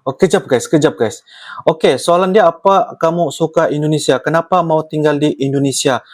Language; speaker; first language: Malay; native; Malay